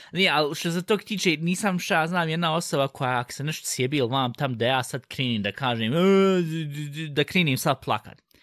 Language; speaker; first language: Bosnian; early bilingual, heritage; Bosnian